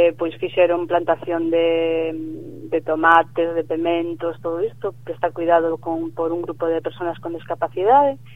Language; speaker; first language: Spanish; non-native, local second language; Galician